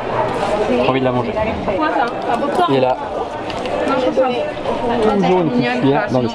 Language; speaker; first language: French; native; French